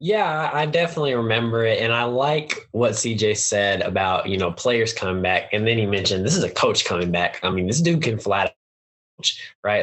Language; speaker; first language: English; native; English